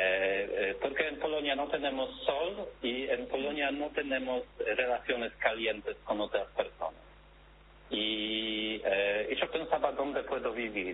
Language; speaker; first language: Spanish; non-native, learner; Polish